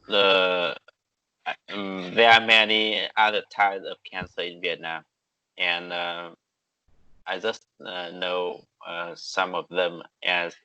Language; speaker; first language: English; non-native, learner; Vietnamese